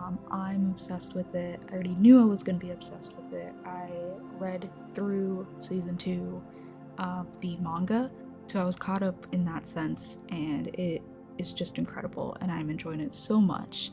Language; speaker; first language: English; native; English